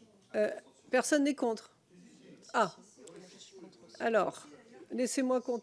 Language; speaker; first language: French; native; French